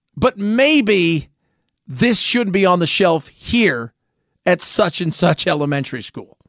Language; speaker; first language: English; early bilingual, other home language; Spanish